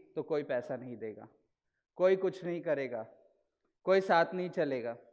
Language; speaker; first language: Hindi; non-native, local second language; Marathi